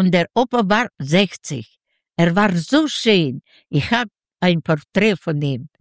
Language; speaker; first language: German; non-native, learner; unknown